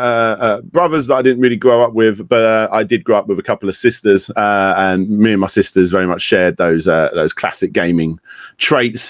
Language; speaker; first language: English; native; English